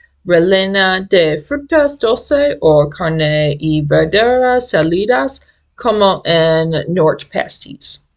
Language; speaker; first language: Spanish; non-native, learner; English